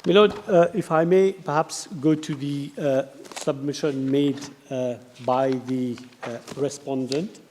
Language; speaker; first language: English; non-native, local second language; Morisyen